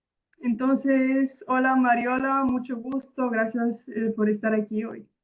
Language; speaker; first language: Spanish; non-native, fluent; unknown